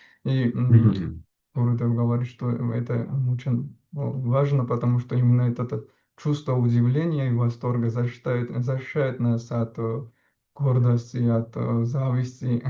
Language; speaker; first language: Russian; non-native, fluent; Georgian